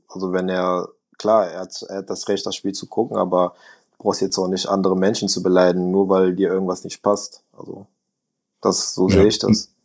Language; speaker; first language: German; early bilingual, other home language; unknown